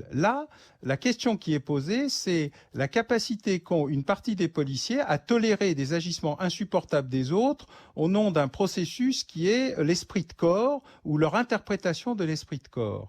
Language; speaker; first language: French; native; French